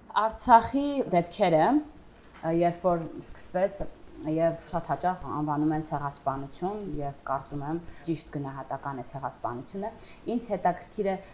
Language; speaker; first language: Armenian; native; Armenian